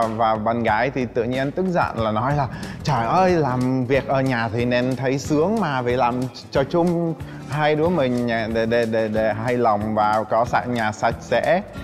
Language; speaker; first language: Vietnamese; non-native, fluent; Czech